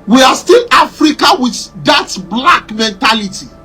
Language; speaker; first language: English; non-native, local second language; Yoruba